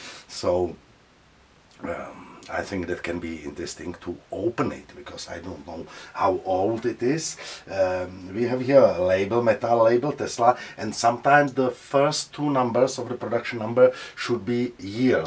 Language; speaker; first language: English; non-native, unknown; Czech